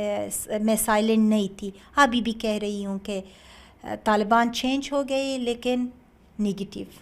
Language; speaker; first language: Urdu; non-native, learner; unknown